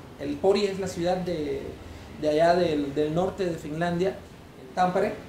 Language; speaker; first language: Spanish; native; Spanish